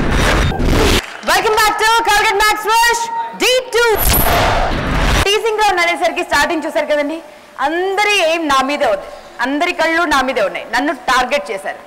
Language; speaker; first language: Telugu; native; Telugu